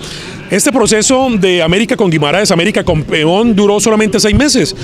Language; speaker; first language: Spanish; native; Spanish